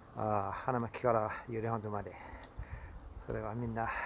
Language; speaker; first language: Japanese; non-native, learner; French